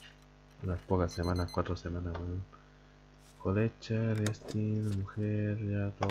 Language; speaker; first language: Spanish; native; Spanish